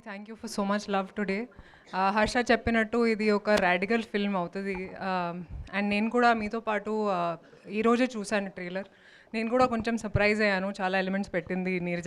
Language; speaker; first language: Telugu; non-native, fluent; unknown